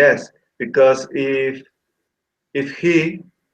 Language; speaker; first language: English; non-native, learner; Spanish